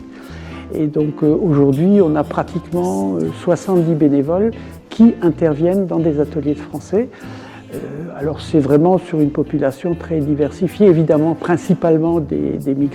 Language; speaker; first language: French; native; French